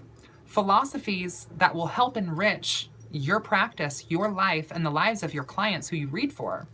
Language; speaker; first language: English; native; English